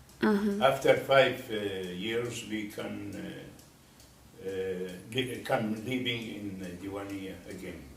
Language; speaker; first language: English; non-native, learner; Hebrew